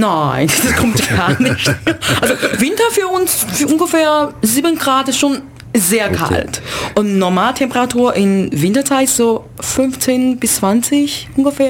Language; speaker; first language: German; non-native, learner; Chinese